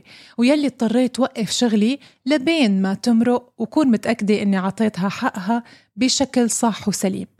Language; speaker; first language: Arabic; native; Arabic